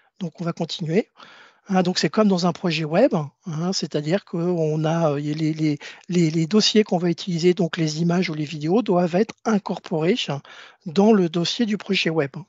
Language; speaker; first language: French; native; French